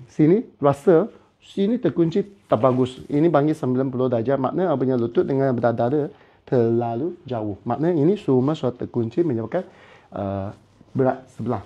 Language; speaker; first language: Malay; non-native, local second language; Chinese